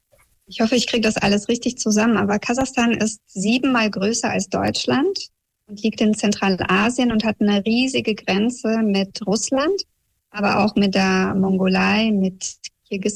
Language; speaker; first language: German; early bilingual, other home language; Russian